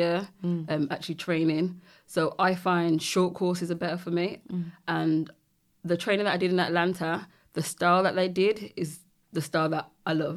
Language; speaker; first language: English; native; English